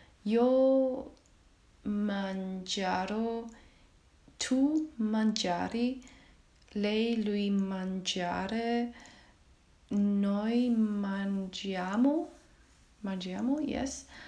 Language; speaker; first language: Italian; non-native, learner; Chinese